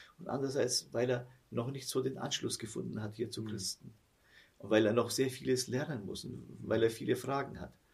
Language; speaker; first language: German; early bilingual, heritage; German